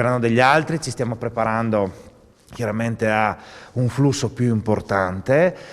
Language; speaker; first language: Italian; native; Italian